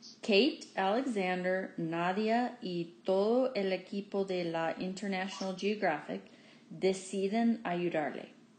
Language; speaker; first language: Spanish; non-native, fluent; English